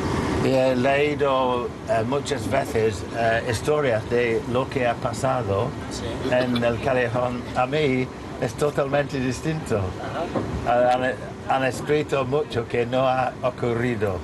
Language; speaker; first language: Spanish; non-native, learner; English